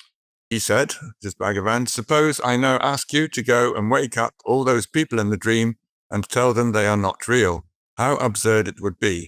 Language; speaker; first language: English; native; English